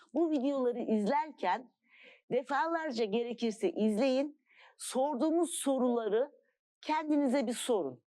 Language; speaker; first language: Turkish; native; Turkish